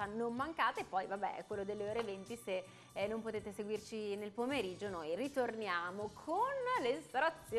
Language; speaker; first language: Italian; native; Italian